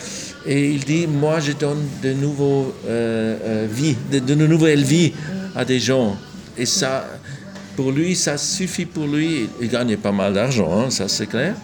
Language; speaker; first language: French; non-native, local second language; German